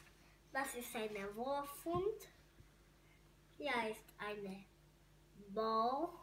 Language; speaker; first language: German; non-native, learner; Hungarian